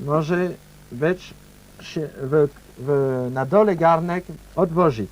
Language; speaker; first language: Polish; non-native, learner; Chinese